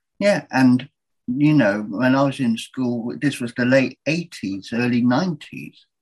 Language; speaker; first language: English; native; English